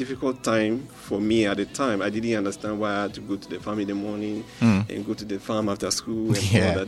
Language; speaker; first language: English; non-native, local second language; Ewe